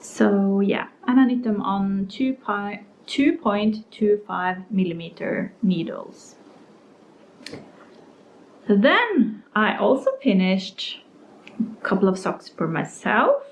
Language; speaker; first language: English; non-native, fluent; Norwegian